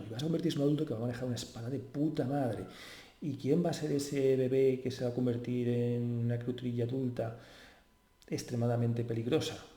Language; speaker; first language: Spanish; native; Spanish